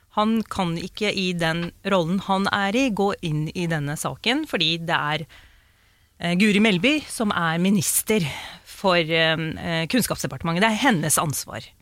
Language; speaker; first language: Norwegian; early bilingual, other home language; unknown